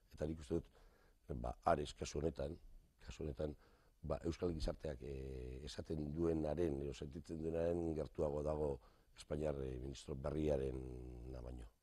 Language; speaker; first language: Basque; native; Basque